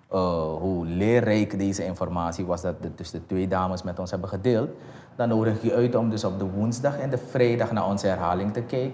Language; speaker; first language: Dutch; native; Dutch